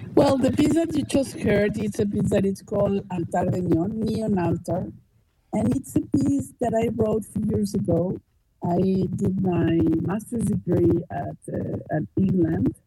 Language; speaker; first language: English; non-native, fluent; Spanish